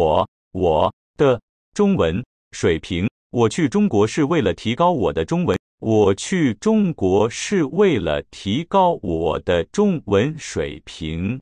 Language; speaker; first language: Chinese; non-native, learner; Japanese